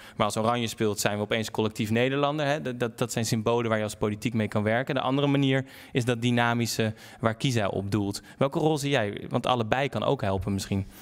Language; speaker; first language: Dutch; native; Dutch